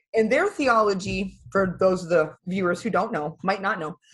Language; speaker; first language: English; native; English